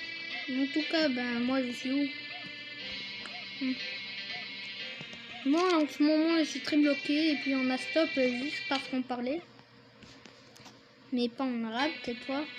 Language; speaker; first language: French; native; French